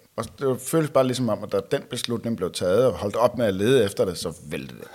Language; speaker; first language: Danish; native; Danish